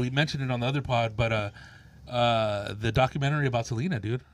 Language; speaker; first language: English; early bilingual, other home language; Spanish